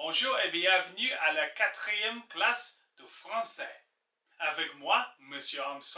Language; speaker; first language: French; non-native, fluent; English